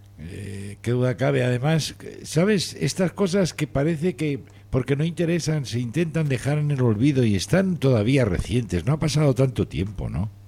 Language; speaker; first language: Spanish; native; Spanish